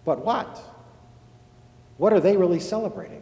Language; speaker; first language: English; native; English